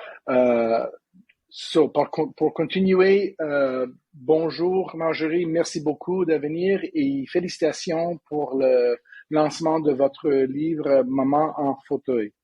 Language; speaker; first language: French; non-native, learner; English